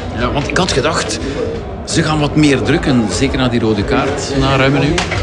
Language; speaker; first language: Dutch; native; Dutch